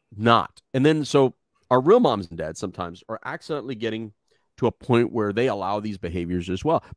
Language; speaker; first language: English; native; English